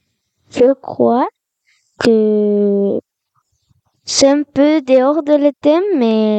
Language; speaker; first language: French; non-native, learner; Spanish